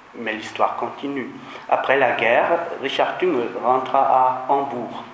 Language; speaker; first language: French; non-native, fluent; German